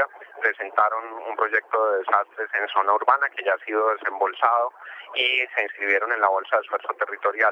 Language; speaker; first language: Spanish; native; Spanish